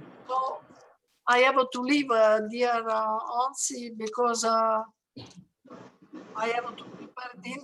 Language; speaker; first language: English; non-native, learner; Italian